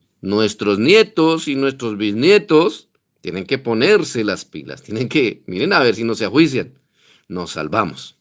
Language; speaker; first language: Spanish; native; Spanish